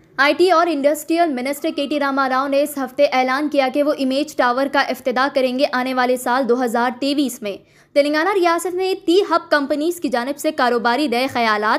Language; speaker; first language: Urdu; native; Urdu